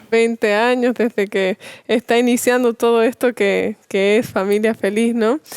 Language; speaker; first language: Spanish; native; Spanish